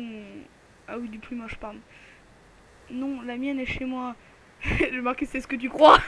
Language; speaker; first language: French; native; French